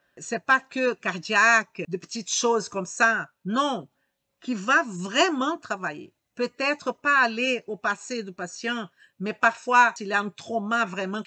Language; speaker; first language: French; native; French